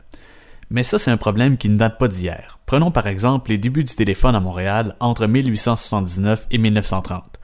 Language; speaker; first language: French; native; French